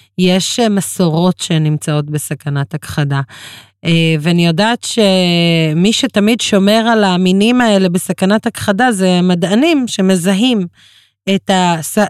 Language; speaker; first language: Hebrew; non-native, local second language; Arabic